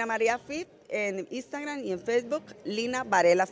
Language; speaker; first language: Spanish; native; Spanish